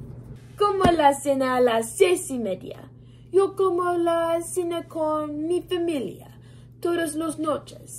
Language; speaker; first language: Spanish; non-native, learner; English